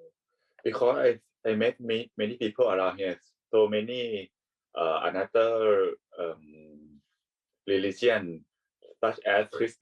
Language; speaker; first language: English; non-native, learner; Thai